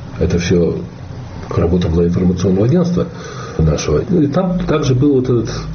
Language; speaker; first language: Russian; native; Russian